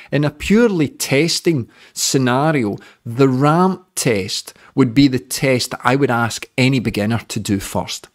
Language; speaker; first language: English; native; English